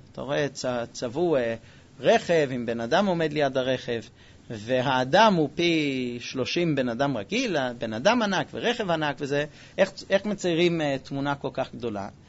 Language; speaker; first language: Hebrew; non-native, fluent; English